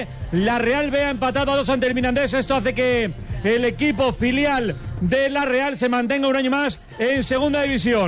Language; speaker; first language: Spanish; native; Spanish